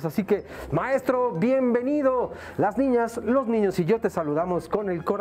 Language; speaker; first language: Spanish; native; Spanish